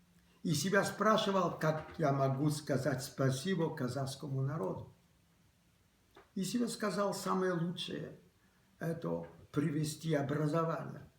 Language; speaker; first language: Russian; early bilingual, other home language; Polish